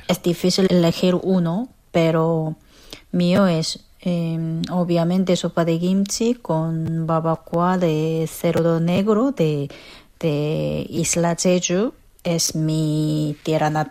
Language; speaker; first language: Spanish; non-native, fluent; Korean